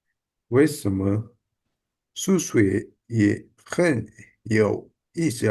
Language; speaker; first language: Chinese; non-native, learner; Indonesian